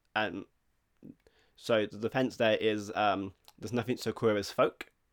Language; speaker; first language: English; native; English